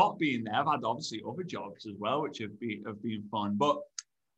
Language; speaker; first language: English; native; English